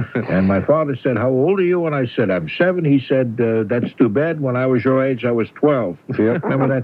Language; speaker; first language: English; native; English